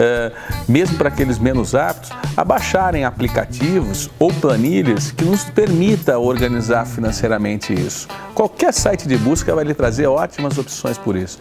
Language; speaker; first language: Portuguese; native; Portuguese